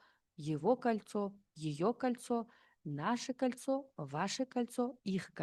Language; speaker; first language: Russian; non-native, fluent; Uzbek